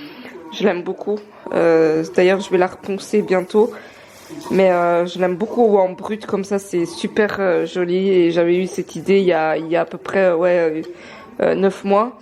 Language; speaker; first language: French; native; French